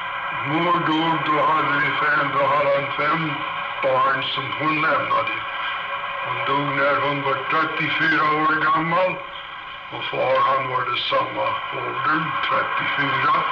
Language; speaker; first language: Swedish; early bilingual, heritage; Swedish